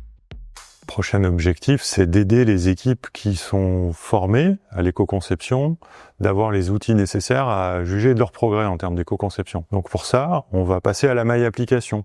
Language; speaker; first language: French; native; French